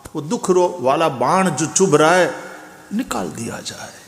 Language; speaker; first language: Hindi; non-native, local second language; Gujarati